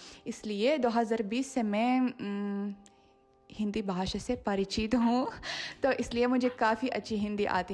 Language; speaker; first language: Hindi; non-native, fluent; Russian